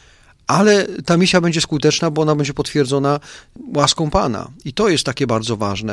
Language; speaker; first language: Polish; native; Polish